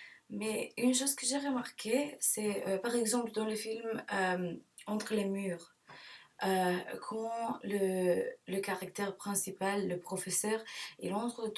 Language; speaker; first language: French; non-native, learner; English